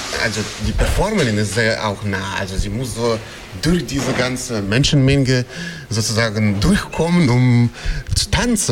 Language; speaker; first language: German; non-native, fluent; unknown